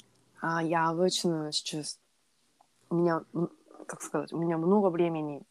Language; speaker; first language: Russian; non-native, learner; Korean